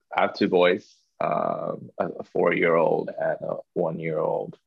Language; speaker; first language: English; non-native, local second language; Chinese